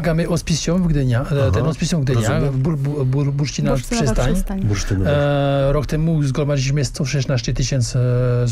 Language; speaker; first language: Polish; non-native, learner; French